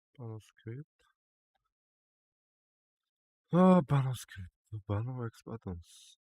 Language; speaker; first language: English; non-native, learner; Slovak